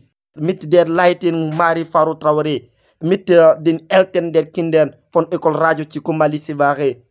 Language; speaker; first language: German; non-native, learner; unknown